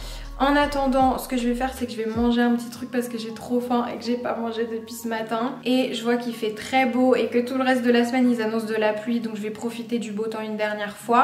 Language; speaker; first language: French; native; French